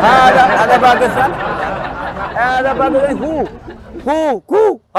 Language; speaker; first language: Arabic; non-native, learner; Punjabi